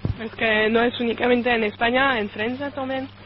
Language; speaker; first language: Spanish; non-native, learner; French